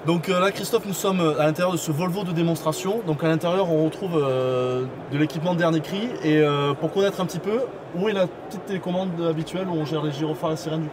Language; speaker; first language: French; native; French